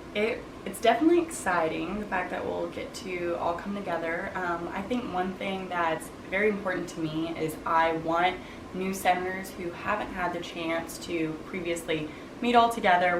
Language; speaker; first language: English; native; English